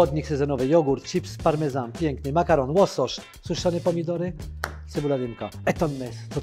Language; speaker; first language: Polish; non-native, fluent; French